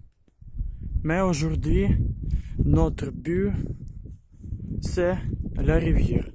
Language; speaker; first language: French; non-native, learner; Ukrainian